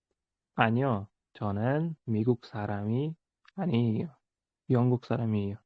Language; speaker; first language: Korean; non-native, fluent; Uzbek